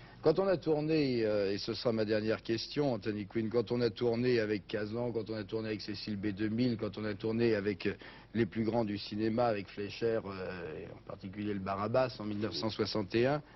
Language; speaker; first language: French; native; French